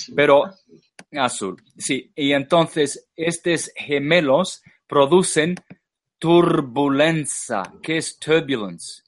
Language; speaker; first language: Spanish; non-native, fluent; English